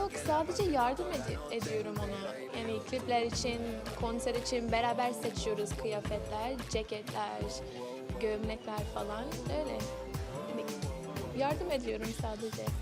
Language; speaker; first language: Turkish; non-native, learner; English